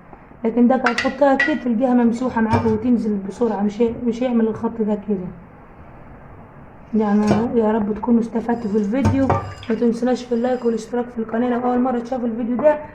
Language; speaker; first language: Arabic; native; Arabic